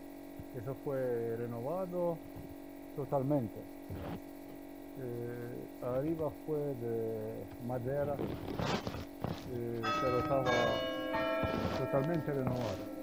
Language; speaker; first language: Spanish; non-native, learner; Slovenian